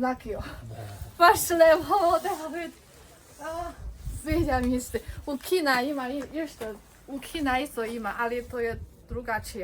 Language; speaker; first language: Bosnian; non-native, learner; Chinese